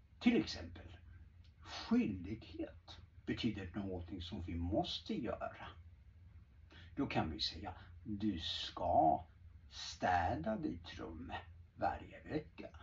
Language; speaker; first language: Swedish; non-native, fluent; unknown